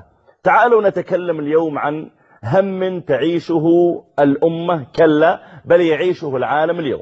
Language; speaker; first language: Arabic; native; Arabic